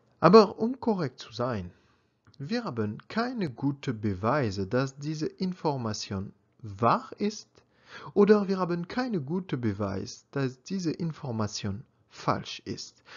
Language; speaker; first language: German; non-native, learner; French